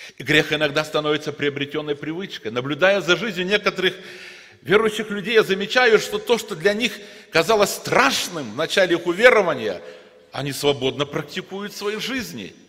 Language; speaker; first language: Russian; native; Russian